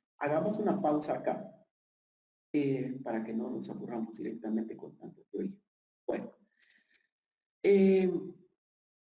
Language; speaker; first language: Spanish; native; Spanish